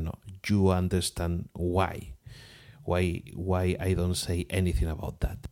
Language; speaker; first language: English; non-native, learner; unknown